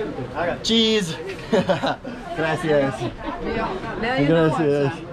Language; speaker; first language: Spanish; non-native, learner; English